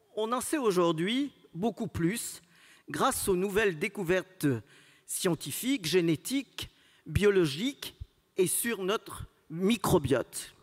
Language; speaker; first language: French; native; French